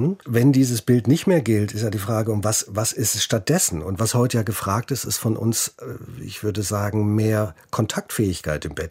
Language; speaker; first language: German; native; German